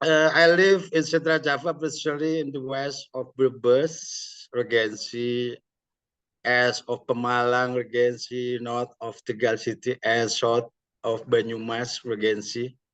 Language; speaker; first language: English; non-native, learner; Indonesian